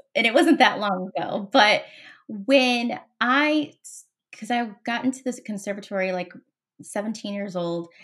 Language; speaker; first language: English; native; English